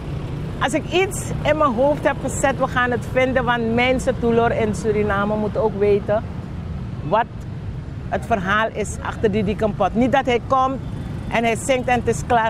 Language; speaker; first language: Dutch; non-native, local second language; Javanese